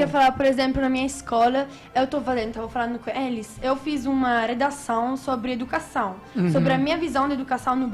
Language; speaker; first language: Portuguese; non-native, fluent; Italian